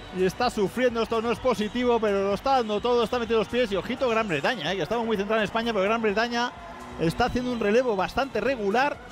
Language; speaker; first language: Spanish; native; Spanish